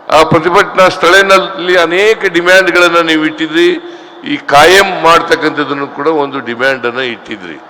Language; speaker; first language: Kannada; native; Kannada